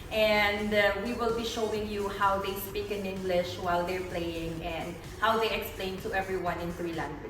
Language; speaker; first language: English; non-native, fluent; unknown